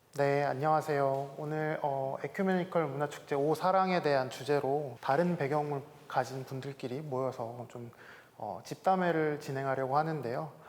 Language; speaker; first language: Korean; native; Korean